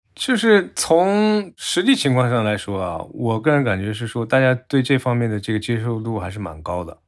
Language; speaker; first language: Chinese; non-native, fluent; Japanese